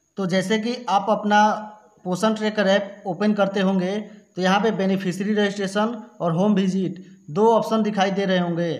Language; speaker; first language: Hindi; native; Hindi